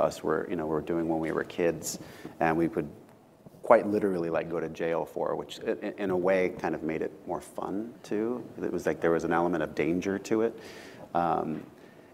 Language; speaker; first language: English; native; English